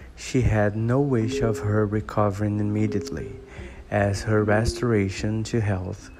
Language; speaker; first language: English; non-native, fluent; Portuguese